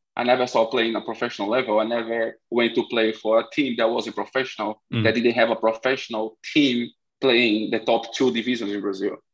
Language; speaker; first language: English; non-native, fluent; Portuguese